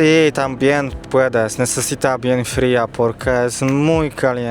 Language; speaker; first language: Spanish; non-native, learner; Polish